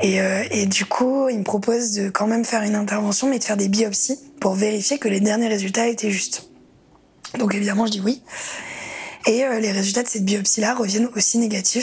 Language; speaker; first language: French; native; French